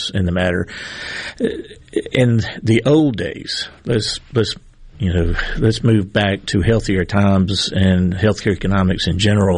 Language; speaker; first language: English; native; English